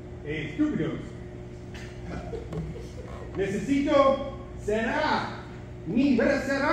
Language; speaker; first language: Spanish; non-native, learner; English